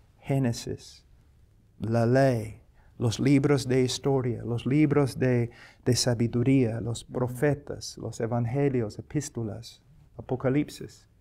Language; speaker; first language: Spanish; non-native, fluent; English